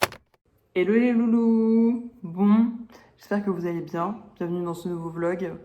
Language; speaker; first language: French; native; French